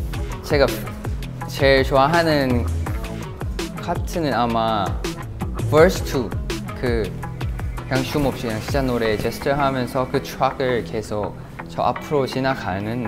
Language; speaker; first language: Korean; non-native, fluent; Thai